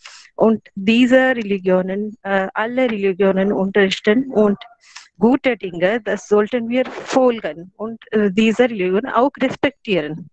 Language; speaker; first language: German; non-native, learner; Hindi